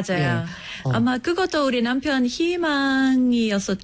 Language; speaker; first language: Korean; non-native, fluent; English